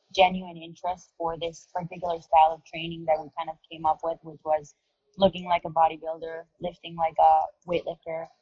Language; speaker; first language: English; non-native, fluent; Spanish